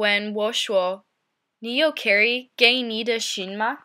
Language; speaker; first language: Chinese; non-native, learner; English